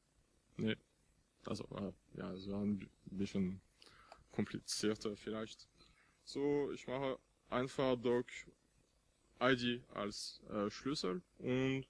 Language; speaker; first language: German; non-native, fluent; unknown